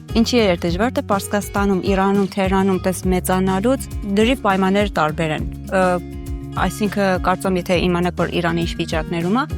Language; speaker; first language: Armenian; early bilingual, heritage; Armenian